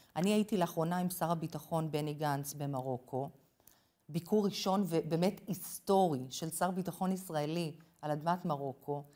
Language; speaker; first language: Hebrew; non-native, fluent; English